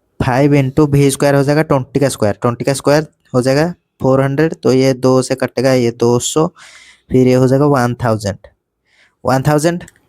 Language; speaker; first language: Hindi; native; Hindi